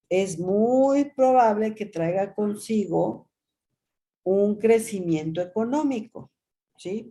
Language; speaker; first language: Spanish; native; Spanish